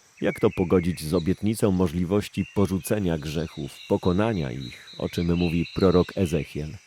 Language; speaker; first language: Polish; native; Polish